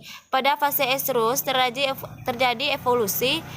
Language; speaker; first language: Indonesian; native; Indonesian